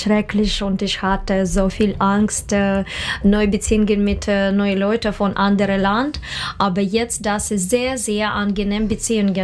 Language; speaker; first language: German; non-native, learner; Russian